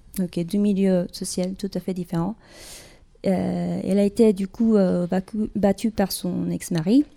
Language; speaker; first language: French; non-native, fluent; Spanish